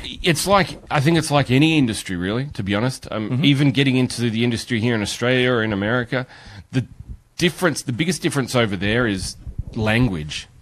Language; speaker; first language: English; native; English